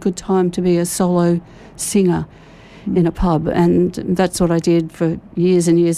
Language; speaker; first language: English; native; English